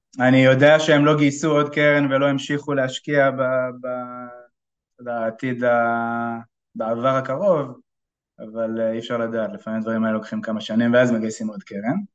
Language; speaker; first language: Hebrew; native; Hebrew